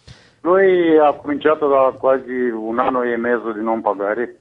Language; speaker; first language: Italian; non-native, fluent; Romanian